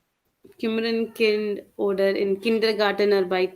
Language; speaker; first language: German; non-native, learner; Hindi